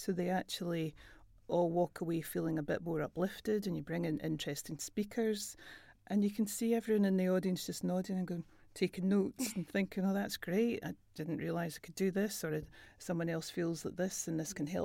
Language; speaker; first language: English; native; English